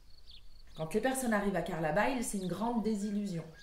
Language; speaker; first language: French; native; French